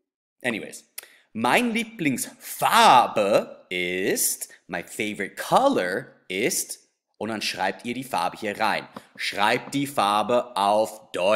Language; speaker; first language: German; non-native, fluent; English